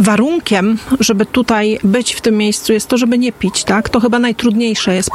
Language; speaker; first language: Polish; native; Polish